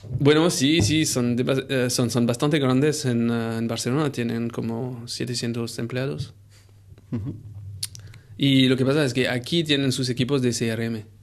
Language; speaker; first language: Spanish; non-native, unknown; French